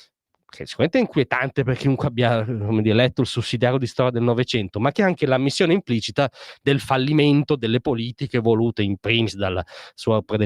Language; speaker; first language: Italian; native; Italian